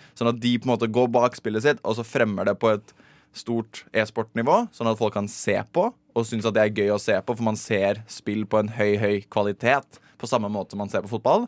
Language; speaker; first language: Norwegian; native; Norwegian